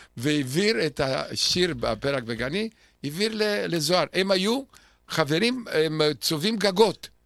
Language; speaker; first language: Hebrew; non-native, fluent; Romanian